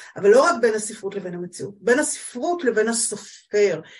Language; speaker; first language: Hebrew; native; Hebrew